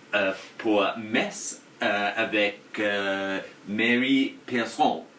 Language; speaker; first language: French; non-native, learner; English